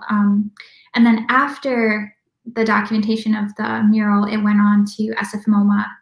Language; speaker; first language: English; native; English